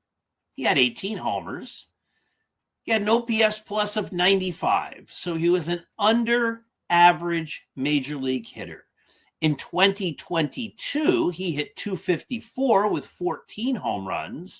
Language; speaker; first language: English; native; English